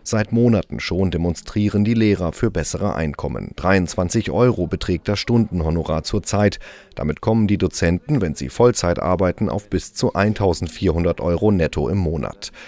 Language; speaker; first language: German; native; German